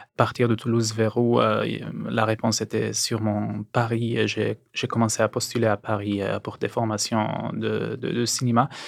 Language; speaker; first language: French; non-native, fluent; Arabic